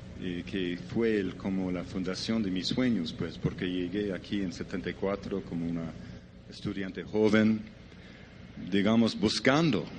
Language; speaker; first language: Spanish; non-native, learner; English